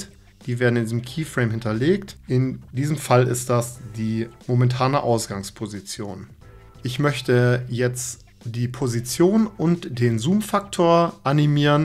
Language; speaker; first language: German; native; German